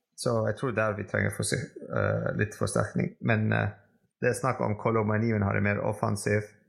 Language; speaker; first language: Norwegian; non-native, fluent; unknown